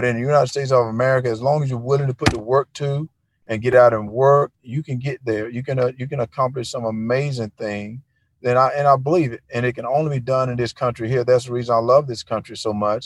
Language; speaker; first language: English; native; English